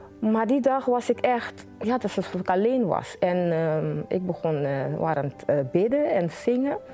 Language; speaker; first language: Dutch; native; Dutch